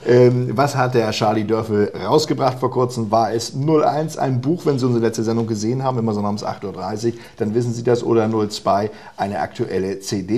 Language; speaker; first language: German; native; German